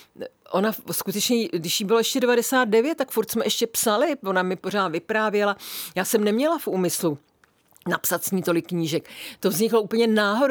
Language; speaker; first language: Czech; native; Czech